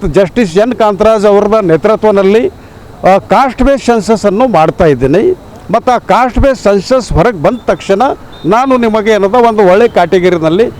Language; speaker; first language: Kannada; non-native, local second language; Marathi